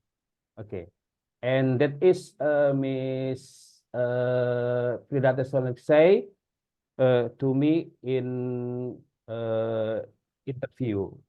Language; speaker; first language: English; non-native, learner; Indonesian